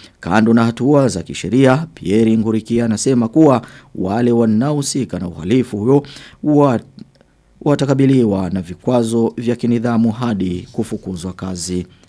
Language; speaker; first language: Swahili; non-native, local second language; Rundi